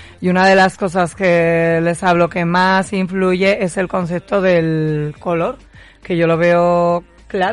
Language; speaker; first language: Spanish; native; Spanish